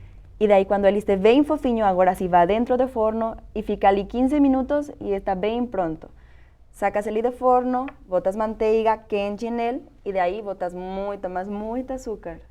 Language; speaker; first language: Portuguese; non-native, fluent; Spanish